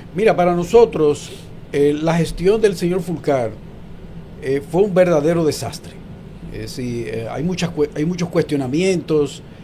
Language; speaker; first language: Spanish; native; Spanish